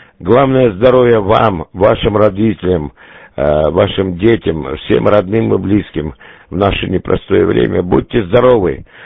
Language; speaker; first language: Russian; native; Russian